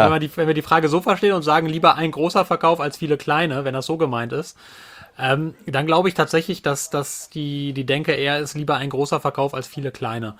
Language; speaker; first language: German; native; German